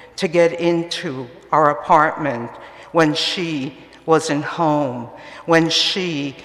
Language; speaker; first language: English; early bilingual, other home language; Spanish